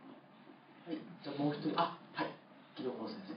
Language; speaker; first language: Japanese; native; Japanese